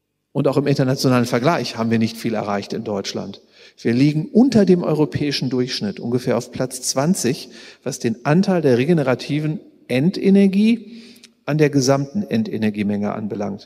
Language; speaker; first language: German; native; German